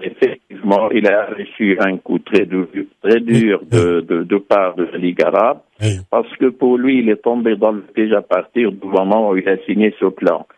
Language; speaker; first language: French; non-native, fluent; Arabic